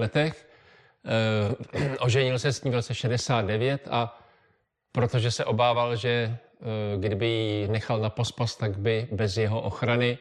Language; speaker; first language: Czech; native; Czech